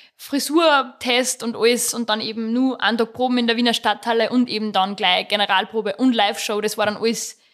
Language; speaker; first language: German; native; German